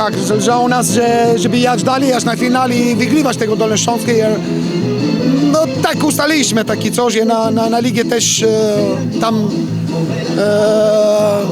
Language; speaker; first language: Polish; non-native, fluent; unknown